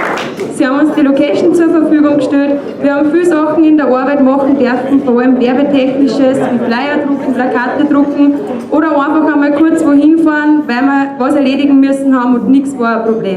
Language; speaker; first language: German; native; German